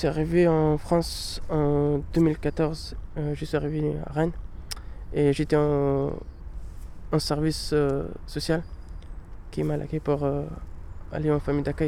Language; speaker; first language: French; non-native, learner; Pashto